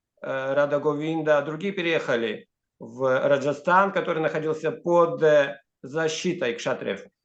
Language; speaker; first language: Russian; native; Russian